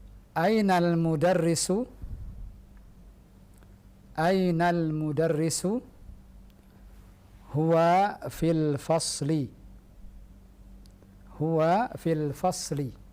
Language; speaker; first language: Arabic; non-native, fluent; Indonesian